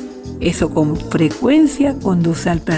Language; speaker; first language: Spanish; native; Spanish